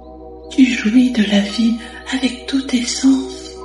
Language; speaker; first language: French; native; French